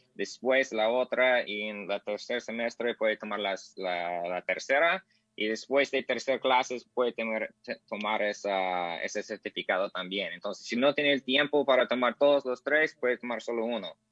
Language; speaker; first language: Spanish; non-native, learner; English